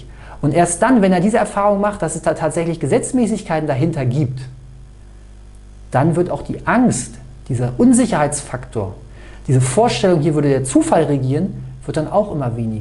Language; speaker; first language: German; native; German